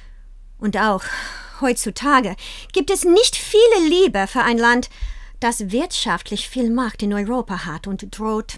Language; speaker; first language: German; non-native, fluent; English